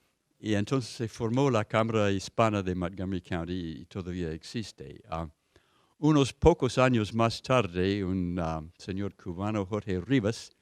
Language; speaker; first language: Spanish; non-native, fluent; English